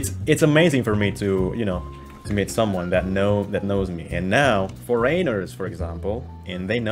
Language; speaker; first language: English; non-native, fluent; Indonesian